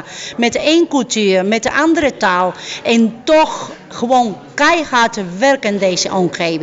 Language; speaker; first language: Dutch; non-native, fluent; Spanish